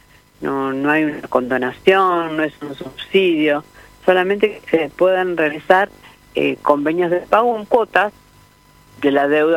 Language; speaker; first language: Spanish; native; Spanish